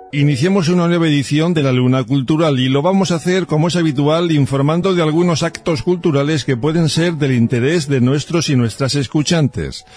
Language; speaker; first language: Spanish; native; Spanish